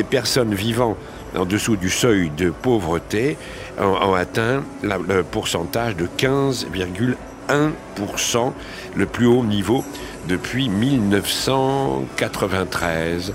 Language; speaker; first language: French; native; French